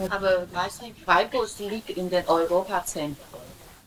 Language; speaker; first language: German; non-native, learner; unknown